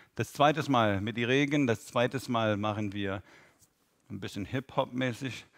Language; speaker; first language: German; non-native, fluent; English